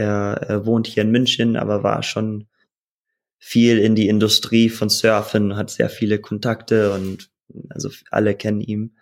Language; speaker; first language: German; early bilingual, heritage; German